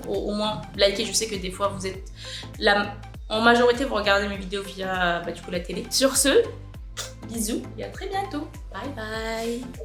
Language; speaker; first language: French; early bilingual, other home language; Arabic